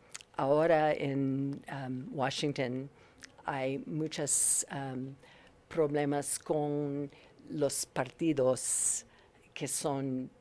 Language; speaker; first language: Spanish; non-native, learner; English